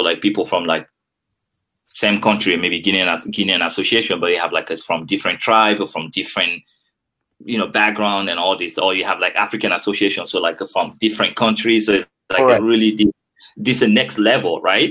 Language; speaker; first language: English; non-native, fluent; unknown